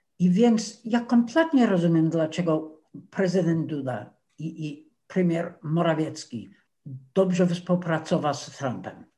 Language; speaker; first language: Polish; non-native, fluent; English